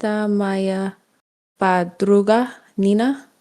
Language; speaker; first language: Russian; non-native, learner; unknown